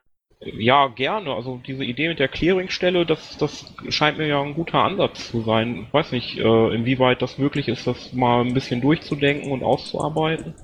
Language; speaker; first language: German; native; German